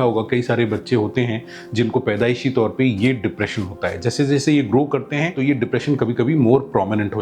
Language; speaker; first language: Hindi; native; Hindi